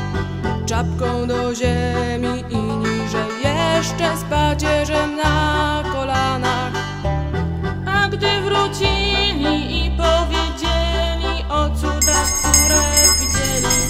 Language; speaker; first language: Polish; native; Polish